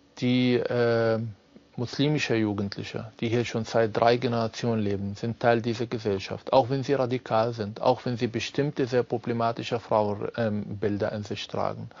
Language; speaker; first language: German; non-native, fluent; Arabic